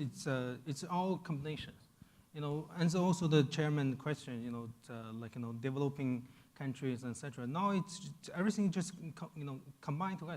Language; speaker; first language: English; non-native, fluent; Chinese